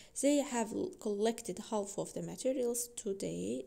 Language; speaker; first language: English; non-native, fluent; Azerbaijani